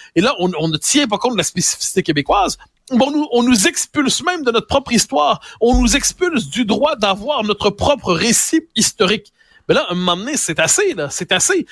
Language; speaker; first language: French; native; French